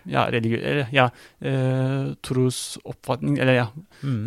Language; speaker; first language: Norwegian; non-native, fluent; Turkish